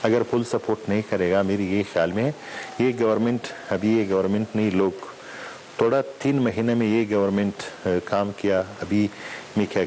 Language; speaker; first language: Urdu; non-native, learner; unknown